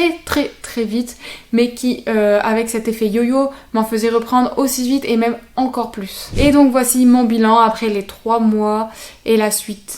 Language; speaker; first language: French; native; French